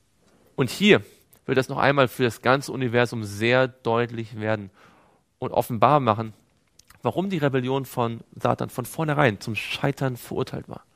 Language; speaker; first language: German; native; German